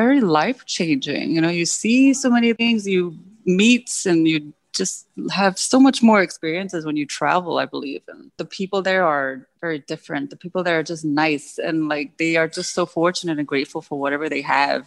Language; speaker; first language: English; native; English